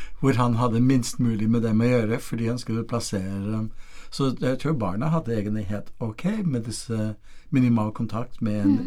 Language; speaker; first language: Norwegian; non-native, fluent; English